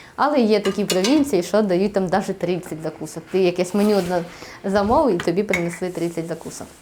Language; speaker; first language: Ukrainian; early bilingual, other home language; Russian